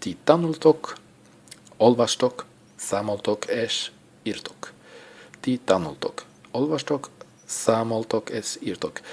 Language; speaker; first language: Hungarian; non-native, learner; English